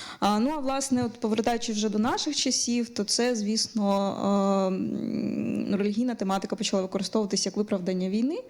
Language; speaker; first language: Ukrainian; native; Ukrainian